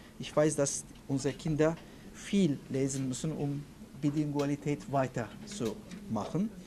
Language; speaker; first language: German; non-native, fluent; Turkish